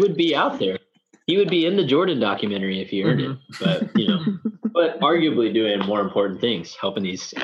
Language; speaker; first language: English; native; English